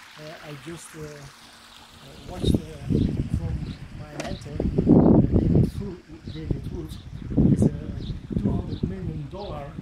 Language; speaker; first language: English; non-native, fluent; Dutch